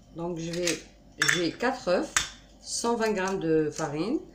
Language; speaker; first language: French; non-native, local second language; Arabic